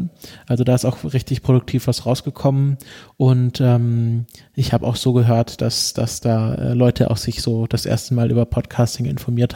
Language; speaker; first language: German; native; German